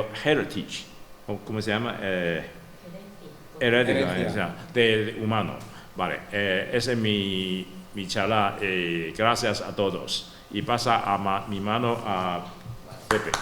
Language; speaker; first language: Spanish; non-native, learner; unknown